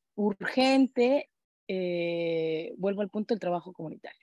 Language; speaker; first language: Spanish; native; Spanish